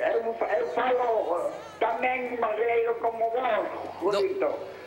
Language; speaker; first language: Portuguese; non-native, learner; Spanish